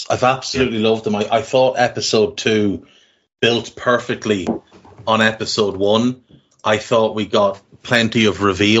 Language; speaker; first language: English; native; English